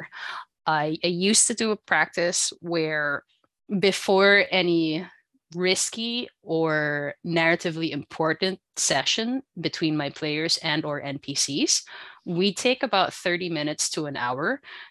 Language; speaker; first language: English; non-native, local second language; Filipino